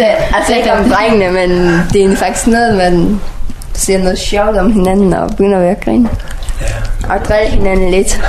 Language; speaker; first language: Danish; early bilingual, other home language; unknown